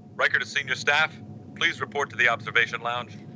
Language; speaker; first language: English; non-native, fluent; Spanish